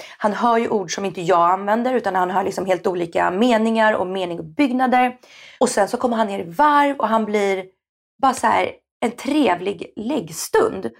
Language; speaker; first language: Swedish; early bilingual, other home language; Russian